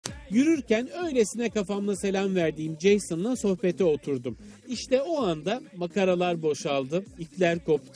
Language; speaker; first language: Turkish; native; Turkish